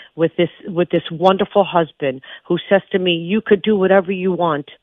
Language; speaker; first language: English; native; English